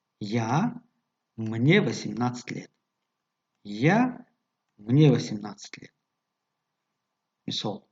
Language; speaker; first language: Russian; non-native, local second language; Tajik